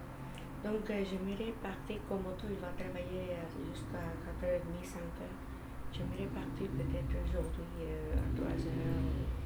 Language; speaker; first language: French; non-native, fluent; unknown